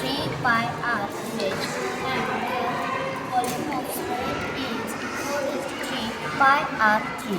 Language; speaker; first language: English; non-native, learner; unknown